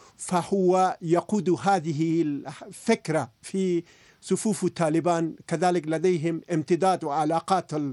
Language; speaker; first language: Arabic; non-native, fluent; Persian